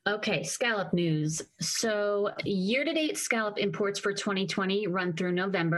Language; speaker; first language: English; native; English